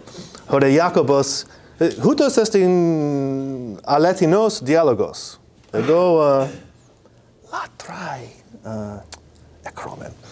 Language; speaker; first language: Greek; non-native, fluent; English